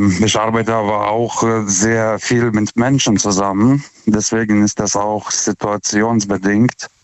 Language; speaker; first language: German; non-native, fluent; Russian